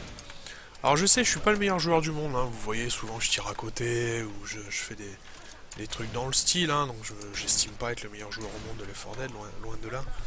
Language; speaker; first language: French; native; French